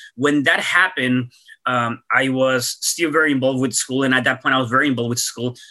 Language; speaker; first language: English; early bilingual, other home language; Spanish